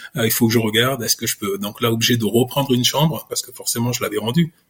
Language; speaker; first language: French; native; French